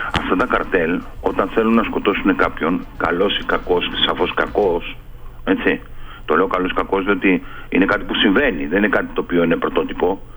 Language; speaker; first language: Greek; non-native, fluent; Spanish